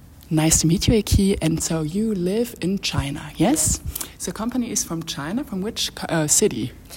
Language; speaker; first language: English; non-native, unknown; French